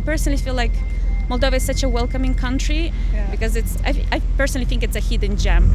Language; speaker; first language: English; non-native, fluent; Romanian